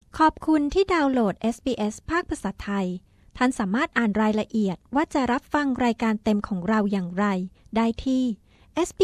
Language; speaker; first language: Thai; native; Thai